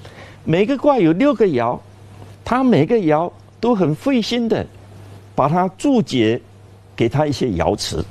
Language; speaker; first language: Chinese; native; Chinese